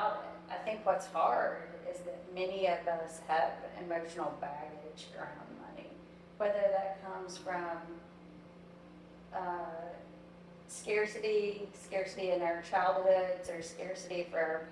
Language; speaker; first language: English; native; English